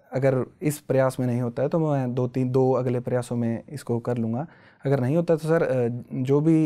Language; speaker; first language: Hindi; native; Hindi